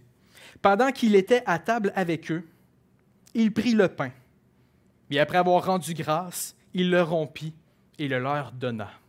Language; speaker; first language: French; native; French